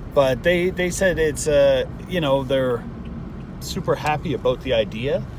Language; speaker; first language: English; native; English